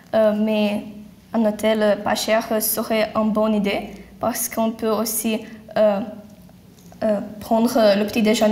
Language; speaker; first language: French; non-native, learner; Lithuanian